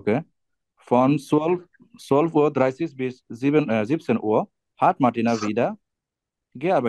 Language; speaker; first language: German; non-native, learner; Bangla